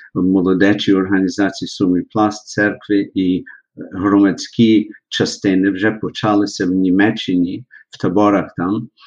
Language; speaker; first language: Ukrainian; early bilingual, heritage; English